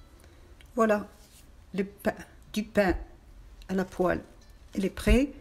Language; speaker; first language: French; non-native, fluent; Arabic